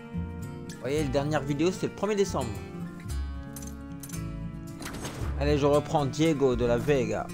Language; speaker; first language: French; native; French